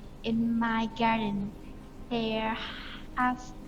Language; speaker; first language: English; non-native, learner; Vietnamese